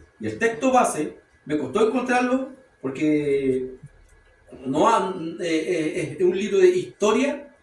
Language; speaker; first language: Spanish; native; Spanish